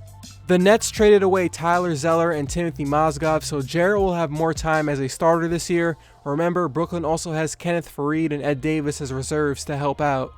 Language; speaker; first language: English; native; English